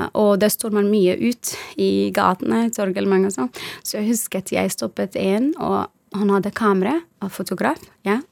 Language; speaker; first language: Norwegian; non-native, fluent; Arabic